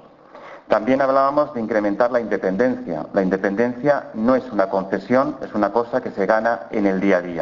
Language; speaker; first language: Spanish; native; Spanish